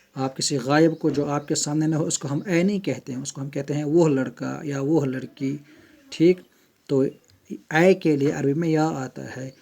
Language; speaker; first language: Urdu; non-native, local second language; Kashmiri